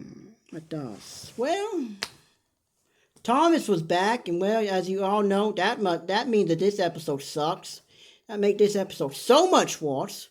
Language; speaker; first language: English; native; English